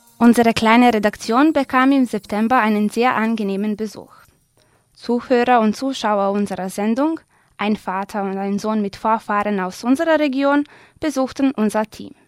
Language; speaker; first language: German; non-native, fluent; Serbian